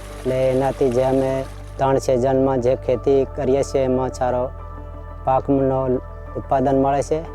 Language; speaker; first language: Gujarati; native; Gujarati